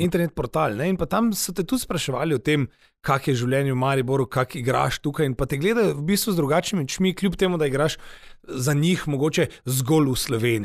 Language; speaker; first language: Slovenian; native; Slovenian